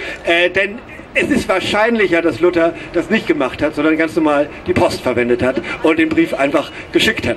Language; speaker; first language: German; native; German